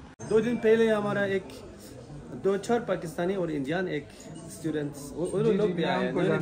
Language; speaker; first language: Hindi; non-native, learner; Uyghur